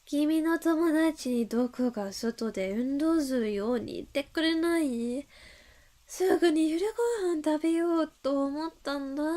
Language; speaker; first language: Japanese; non-native, learner; English